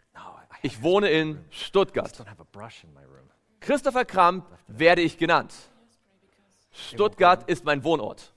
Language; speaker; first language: German; native; German